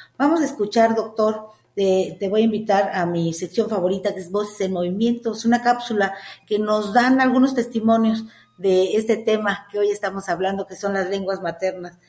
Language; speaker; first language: Spanish; native; Spanish